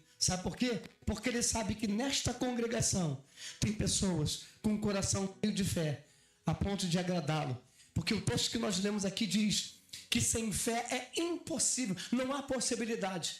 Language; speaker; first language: Portuguese; native; Portuguese